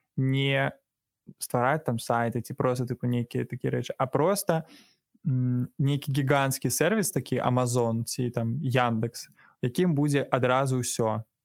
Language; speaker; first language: Belarusian; non-native, local second language; Russian